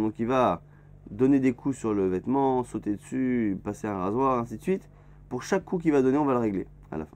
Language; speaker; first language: French; native; French